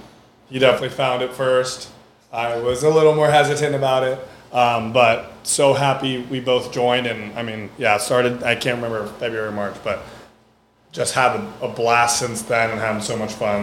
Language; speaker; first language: English; early bilingual, other home language; German